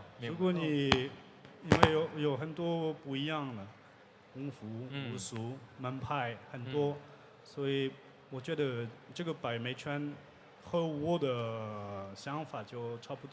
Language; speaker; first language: Chinese; non-native, learner; French